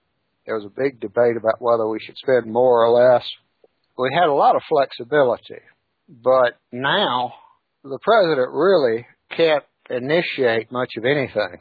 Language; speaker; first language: English; native; English